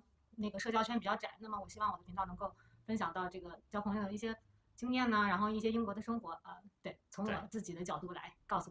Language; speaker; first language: Chinese; native; Chinese